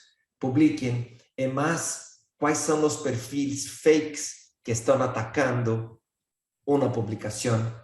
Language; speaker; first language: Spanish; non-native, fluent; Portuguese